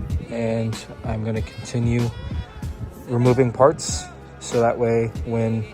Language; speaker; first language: English; native; English